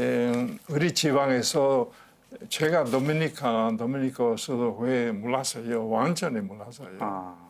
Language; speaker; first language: Korean; non-native, learner; Spanish